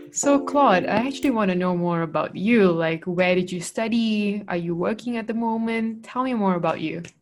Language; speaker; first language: English; non-native, local second language; Malay